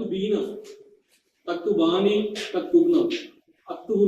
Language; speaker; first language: Arabic; non-native, learner; Urdu